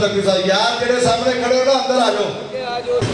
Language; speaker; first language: Hindi; non-native, local second language; Punjabi